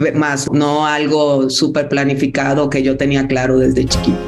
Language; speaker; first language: Spanish; native; Spanish